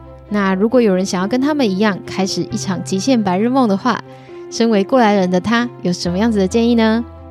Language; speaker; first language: Chinese; native; Chinese